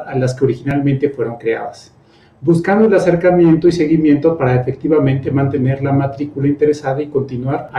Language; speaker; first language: Spanish; native; Spanish